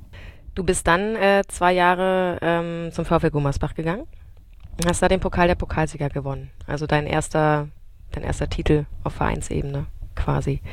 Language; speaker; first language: German; native; German